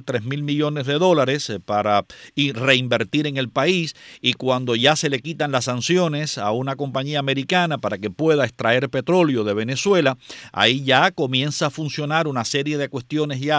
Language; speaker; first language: Spanish; native; Spanish